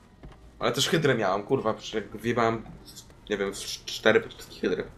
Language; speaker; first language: Polish; native; Polish